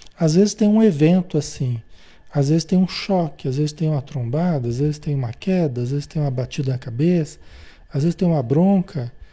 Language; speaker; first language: Portuguese; native; Portuguese